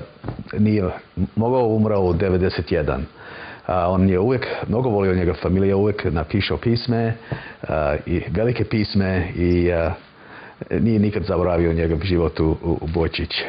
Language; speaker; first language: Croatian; early bilingual, heritage; English